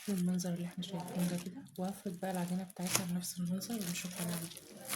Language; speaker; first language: Arabic; native; Arabic